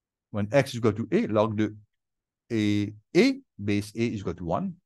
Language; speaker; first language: English; non-native, local second language; Morisyen